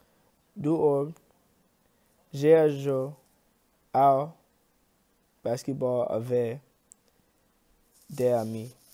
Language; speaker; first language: French; non-native, learner; English